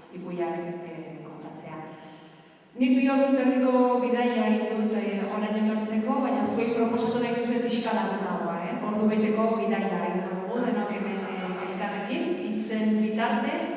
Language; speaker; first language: Basque; native; Basque